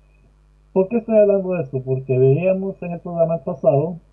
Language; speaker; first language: Spanish; native; Spanish